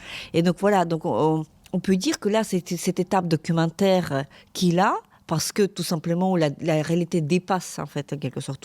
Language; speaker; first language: French; non-native, fluent; Ukrainian